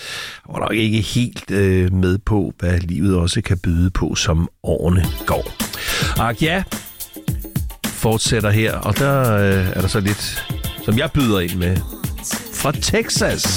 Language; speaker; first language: Danish; native; Danish